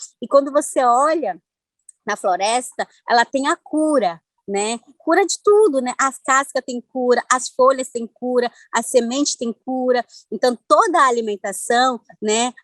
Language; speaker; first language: Portuguese; non-native, local second language; Ticuna